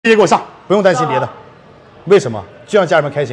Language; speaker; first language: Chinese; native; Chinese